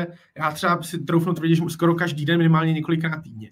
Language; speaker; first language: Czech; native; Czech